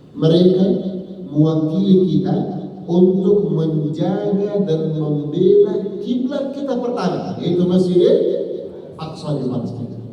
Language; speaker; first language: Indonesian; non-native, learner; Arabic